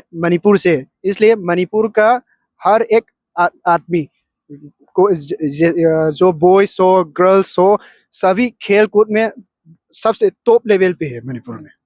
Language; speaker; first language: Hindi; non-native, local second language; Manipuri